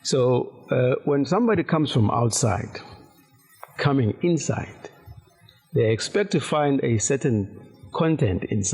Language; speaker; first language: English; non-native, local second language; Zulu